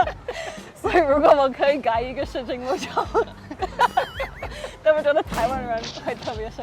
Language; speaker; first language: Chinese; non-native, fluent; English